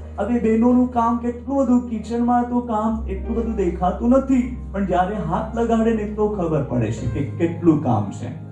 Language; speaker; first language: Gujarati; non-native, local second language; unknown